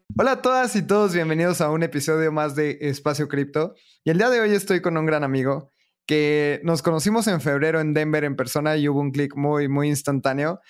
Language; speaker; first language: Spanish; native; Spanish